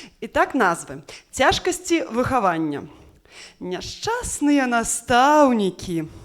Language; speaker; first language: Belarusian; non-native, local second language; Russian